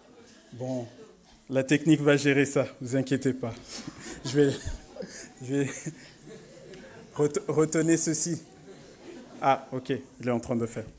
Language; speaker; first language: French; native; French